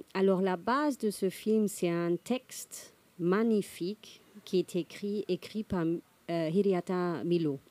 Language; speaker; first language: French; non-native, fluent; German